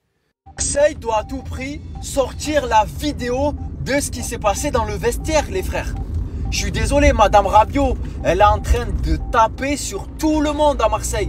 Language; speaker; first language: French; native; French